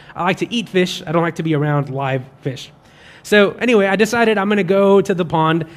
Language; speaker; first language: English; native; English